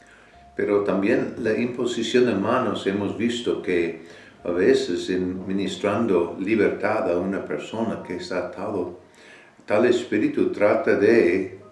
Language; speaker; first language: Spanish; non-native, fluent; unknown